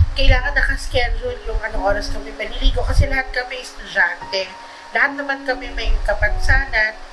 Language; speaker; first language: Filipino; non-native, local second language; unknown